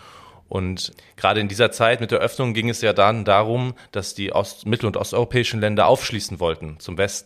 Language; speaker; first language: German; native; German